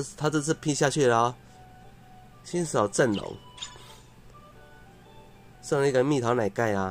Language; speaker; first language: Chinese; native; Chinese